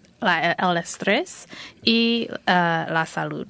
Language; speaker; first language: Spanish; non-native, learner; English